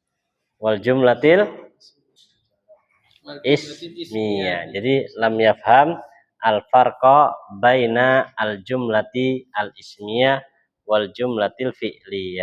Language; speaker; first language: Arabic; non-native, fluent; Indonesian